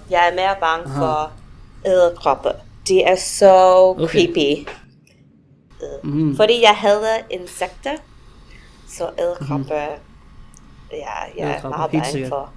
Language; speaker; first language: Danish; non-native, fluent; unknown